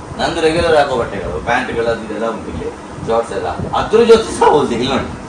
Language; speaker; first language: Kannada; non-native, local second language; Tulu